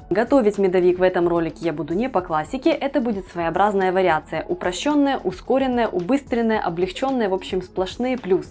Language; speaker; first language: Russian; native; Russian